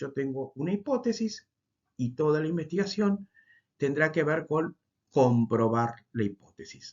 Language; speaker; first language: Spanish; native; Spanish